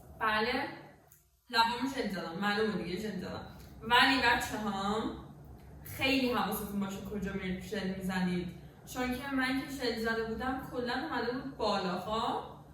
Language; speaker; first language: Persian; native; Persian